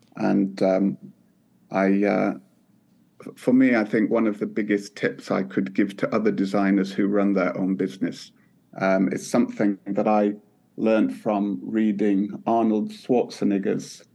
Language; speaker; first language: English; native; English